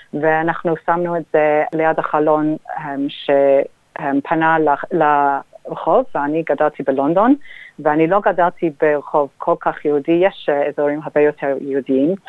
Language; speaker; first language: Hebrew; non-native, fluent; English